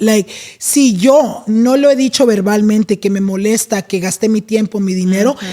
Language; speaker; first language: Spanish; early bilingual, heritage; Spanish